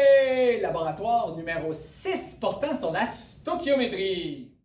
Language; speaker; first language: French; native; French